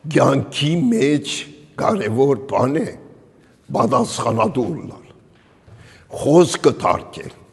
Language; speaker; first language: Armenian; early bilingual, heritage; Armenian